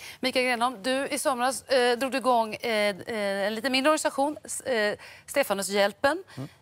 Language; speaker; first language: Swedish; native; Swedish